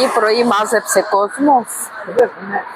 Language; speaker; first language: Greek; non-native, learner; Armenian